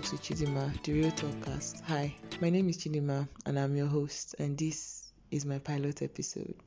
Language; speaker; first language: English; non-native, local second language; Igbo